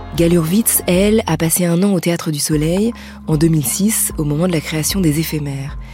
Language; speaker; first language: French; native; French